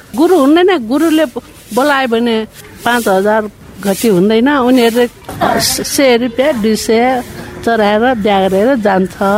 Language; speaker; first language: Nepali; non-native, local second language; Newari